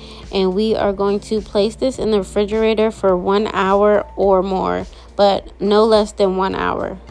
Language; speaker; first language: English; native; English